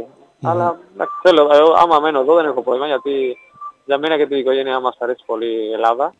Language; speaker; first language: Greek; non-native, learner; Spanish